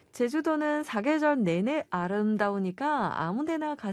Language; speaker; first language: Korean; non-native, fluent; Chinese